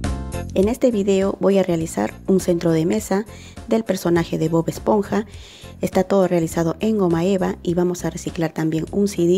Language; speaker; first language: Spanish; native; Spanish